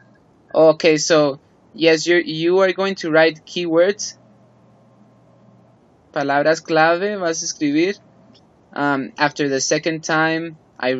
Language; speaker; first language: English; non-native, fluent; Spanish